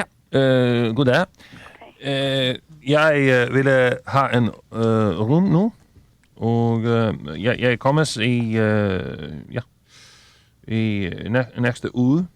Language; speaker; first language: Danish; non-native, learner; Icelandic